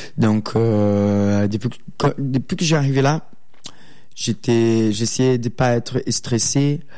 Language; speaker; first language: French; non-native, learner; Portuguese